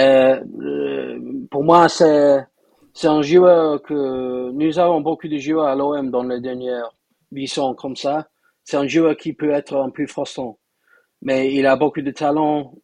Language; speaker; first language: French; non-native, fluent; English